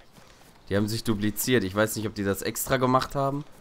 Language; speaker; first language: German; native; German